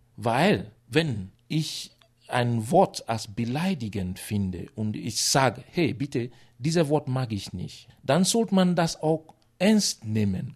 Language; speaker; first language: German; non-native, fluent; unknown